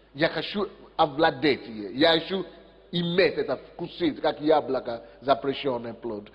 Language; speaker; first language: Russian; non-native, fluent; Yoruba